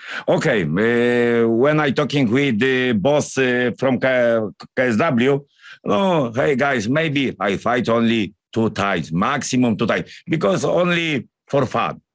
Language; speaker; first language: English; non-native, learner; Polish